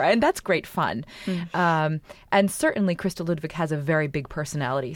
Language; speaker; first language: English; native; English